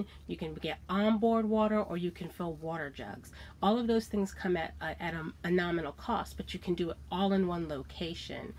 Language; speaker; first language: English; native; English